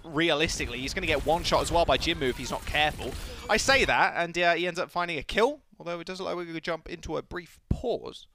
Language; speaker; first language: English; native; English